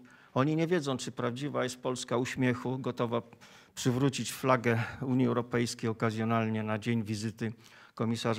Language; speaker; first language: Polish; native; Polish